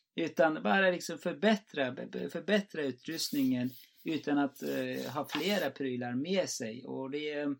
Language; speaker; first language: Swedish; non-native, fluent; Turkish